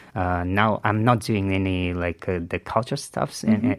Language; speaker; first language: English; non-native, learner; Uzbek